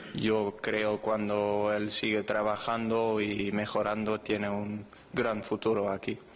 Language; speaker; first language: Spanish; non-native, fluent; Dutch